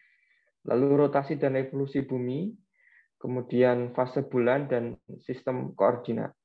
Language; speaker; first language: Indonesian; native; Indonesian